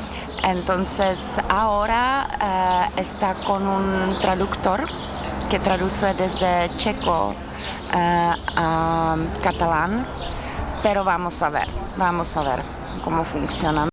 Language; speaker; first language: Spanish; non-native, learner; Czech